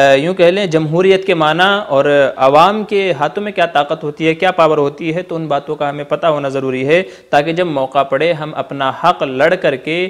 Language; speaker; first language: Urdu; native; Urdu